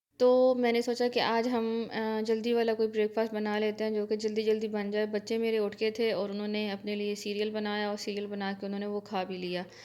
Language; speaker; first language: Urdu; native; Urdu